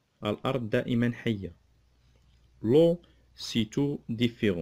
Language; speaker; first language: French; non-native, local second language; Arabic